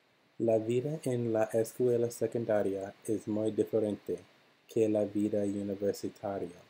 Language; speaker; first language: Spanish; non-native, learner; English